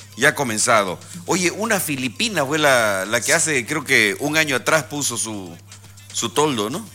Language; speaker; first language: Spanish; native; Spanish